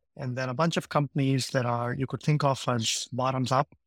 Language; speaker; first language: English; non-native, local second language; Gujarati